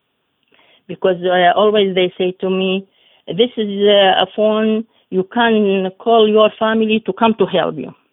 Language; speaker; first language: English; non-native, learner; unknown